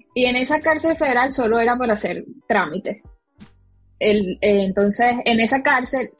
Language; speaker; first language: Spanish; native; Spanish